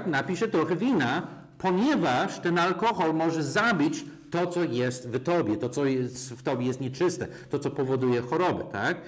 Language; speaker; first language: Polish; non-native, fluent; English